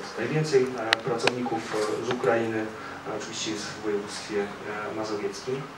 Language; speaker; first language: Polish; native; Polish